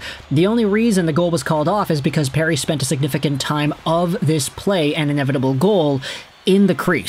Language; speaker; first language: English; native; English